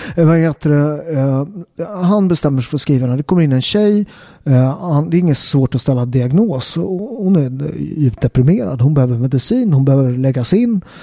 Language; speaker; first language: Swedish; early bilingual, other home language; Italian